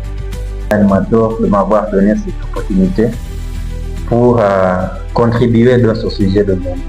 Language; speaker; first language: French; non-native, learner; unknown